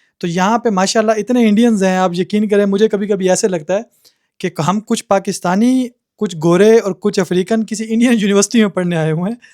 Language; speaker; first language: Urdu; native; Urdu